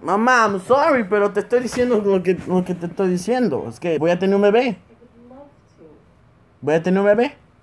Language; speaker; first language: Spanish; early bilingual, heritage; Spanish